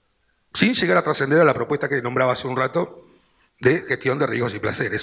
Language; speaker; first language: Spanish; native; Spanish